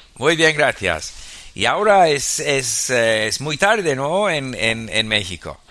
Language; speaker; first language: Spanish; non-native, fluent; English